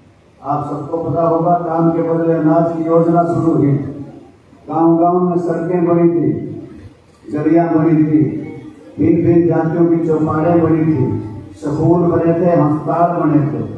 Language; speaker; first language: Hindi; native; Hindi